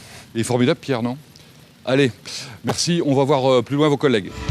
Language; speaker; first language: French; native; French